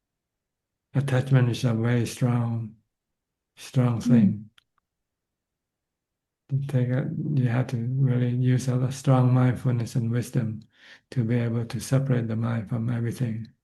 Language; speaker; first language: English; non-native, fluent; Thai